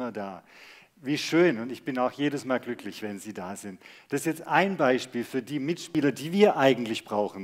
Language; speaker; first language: German; native; German